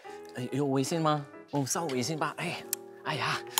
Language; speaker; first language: Chinese; non-native, learner; German